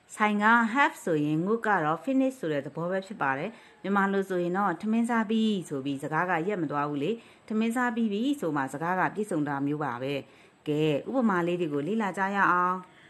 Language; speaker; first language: Burmese; non-native, local second language; Kachin